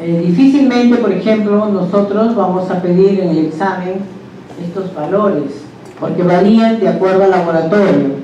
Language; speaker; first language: Spanish; native; Spanish